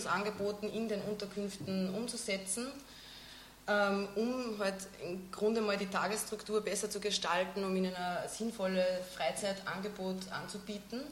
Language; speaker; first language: German; native; German